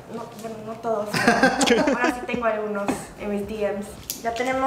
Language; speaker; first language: Spanish; early bilingual, other home language; Korean